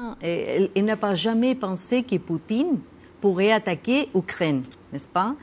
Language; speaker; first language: French; non-native, learner; Spanish